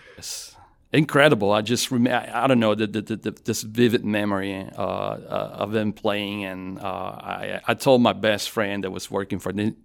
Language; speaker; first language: English; non-native, fluent; Italian